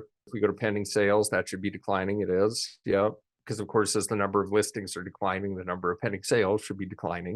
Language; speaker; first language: English; native; English